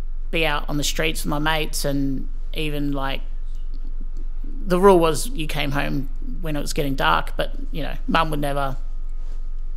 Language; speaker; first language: English; native; English